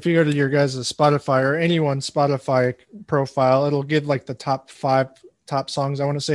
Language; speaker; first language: English; native; English